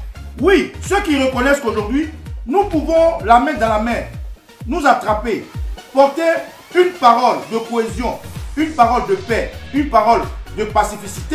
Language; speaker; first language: French; native; French